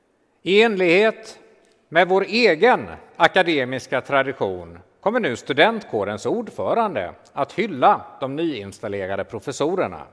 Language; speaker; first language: Swedish; native; Swedish